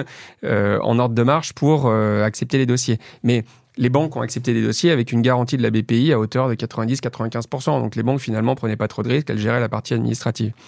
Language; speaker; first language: French; native; French